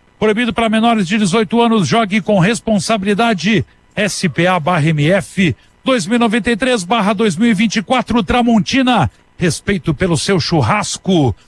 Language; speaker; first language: Portuguese; native; Portuguese